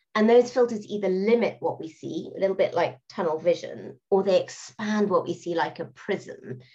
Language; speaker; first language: English; native; English